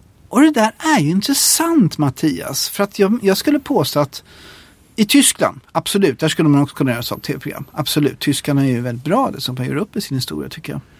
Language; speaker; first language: Swedish; native; Swedish